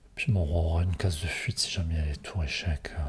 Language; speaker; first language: French; native; French